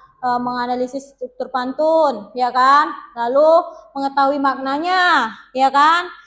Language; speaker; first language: Indonesian; native; Indonesian